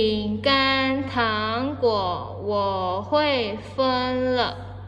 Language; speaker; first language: Chinese; non-native, fluent; Indonesian